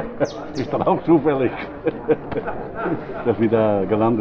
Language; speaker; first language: German; non-native, learner; Dutch